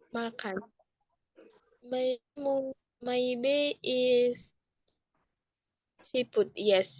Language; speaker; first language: English; non-native, learner; Indonesian